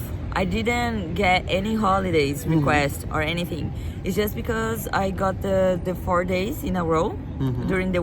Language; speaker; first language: English; non-native, fluent; Portuguese